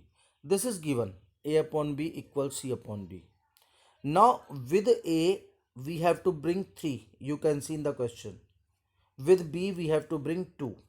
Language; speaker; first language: English; non-native, local second language; Hindi